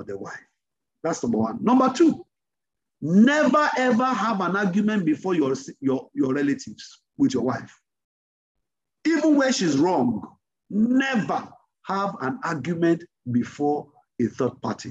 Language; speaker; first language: English; non-native, local second language; Yoruba